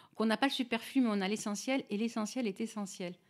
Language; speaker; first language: French; native; French